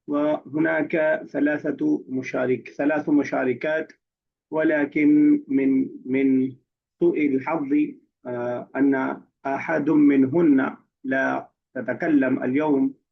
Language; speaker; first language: Arabic; non-native, fluent; Urdu